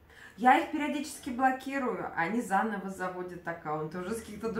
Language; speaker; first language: Russian; native; Russian